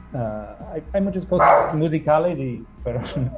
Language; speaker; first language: Spanish; non-native, fluent; English